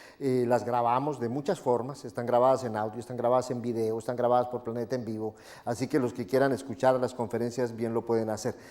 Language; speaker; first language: Spanish; native; Spanish